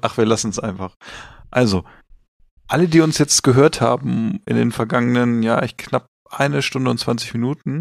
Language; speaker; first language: German; native; German